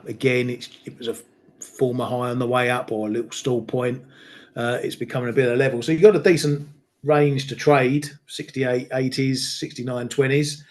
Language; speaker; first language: English; native; English